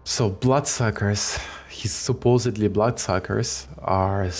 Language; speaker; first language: English; non-native, fluent; Ukrainian